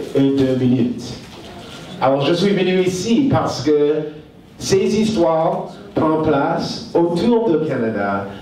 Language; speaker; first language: French; non-native, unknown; English